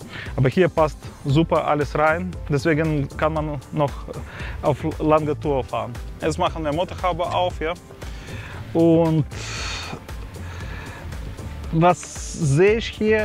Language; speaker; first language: German; non-native, fluent; Russian